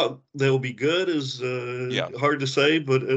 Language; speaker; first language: English; native; English